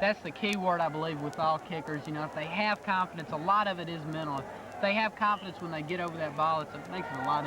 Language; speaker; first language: English; native; English